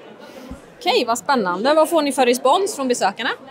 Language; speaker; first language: Swedish; native; Swedish